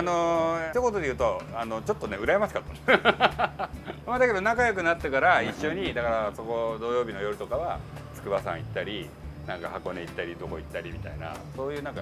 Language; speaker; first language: Japanese; native; Japanese